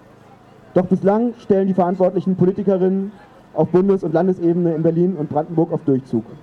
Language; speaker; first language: German; native; German